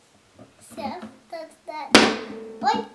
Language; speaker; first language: Russian; early bilingual, heritage; Russian